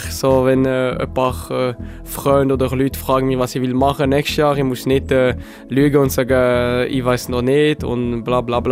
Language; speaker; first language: German; non-native, local second language; French